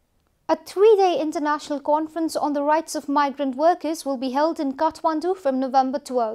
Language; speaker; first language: English; non-native, local second language; Nepali